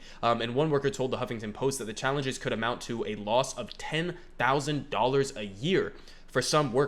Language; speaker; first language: English; native; English